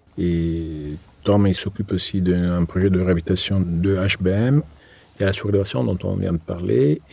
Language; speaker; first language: French; non-native, fluent; Italian